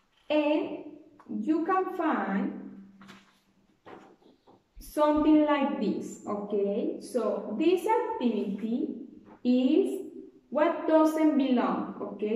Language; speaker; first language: English; non-native, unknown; Spanish